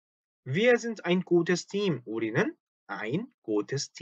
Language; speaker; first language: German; non-native, fluent; Korean